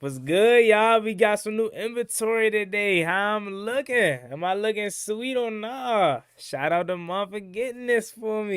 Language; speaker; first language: English; native; English